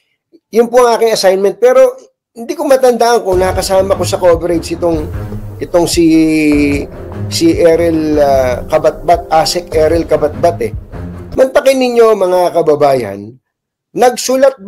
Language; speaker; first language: Filipino; native; Filipino